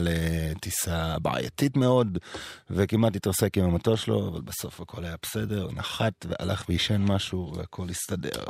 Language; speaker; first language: Hebrew; native; Hebrew